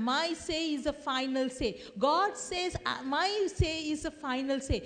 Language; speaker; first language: English; non-native, local second language; Tamil